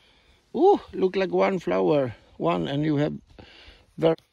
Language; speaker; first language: English; non-native, learner; Swedish